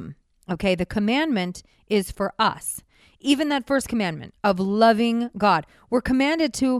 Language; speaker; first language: English; native; English